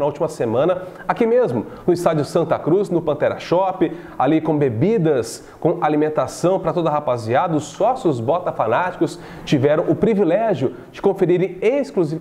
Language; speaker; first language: Portuguese; native; Portuguese